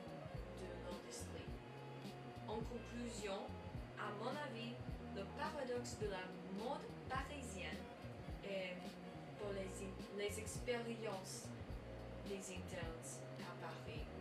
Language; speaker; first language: French; non-native, learner; English